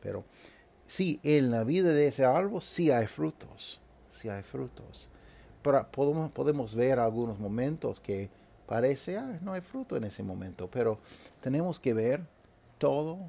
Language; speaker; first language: Spanish; non-native, fluent; English